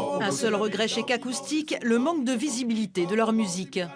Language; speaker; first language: French; native; French